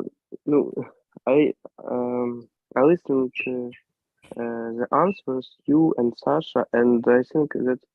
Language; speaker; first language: English; non-native, learner; Ukrainian